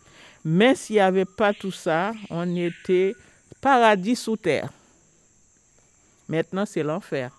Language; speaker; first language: French; non-native, fluent; Haitian Creole